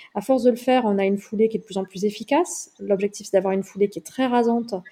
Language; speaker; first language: French; native; French